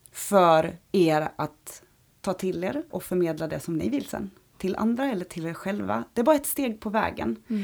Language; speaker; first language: Swedish; early bilingual, other home language; Romanian